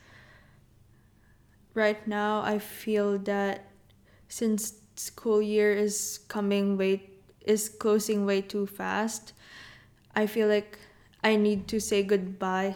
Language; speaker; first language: English; non-native, local second language; Filipino